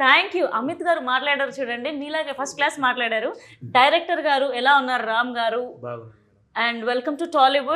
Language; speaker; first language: Telugu; native; Telugu